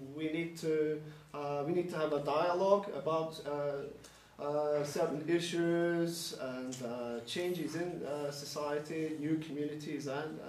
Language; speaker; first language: English; native; English